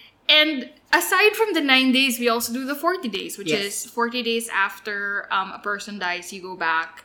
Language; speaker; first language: English; non-native, local second language; Filipino